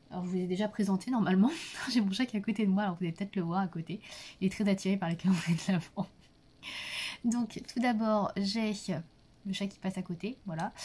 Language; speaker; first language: French; native; French